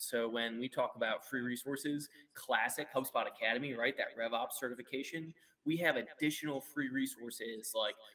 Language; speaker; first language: English; native; English